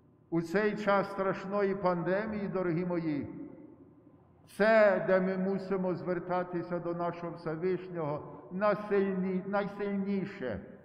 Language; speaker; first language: Ukrainian; early bilingual, heritage; Ukrainian